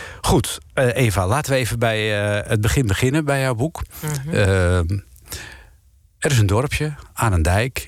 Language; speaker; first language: Dutch; native; Dutch